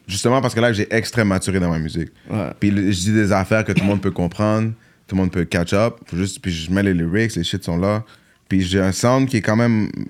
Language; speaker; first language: French; native; French